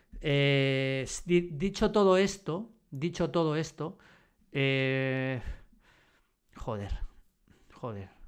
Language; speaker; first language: Spanish; native; Spanish